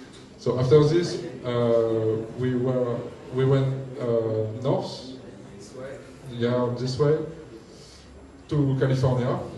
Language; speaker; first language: English; non-native, learner; French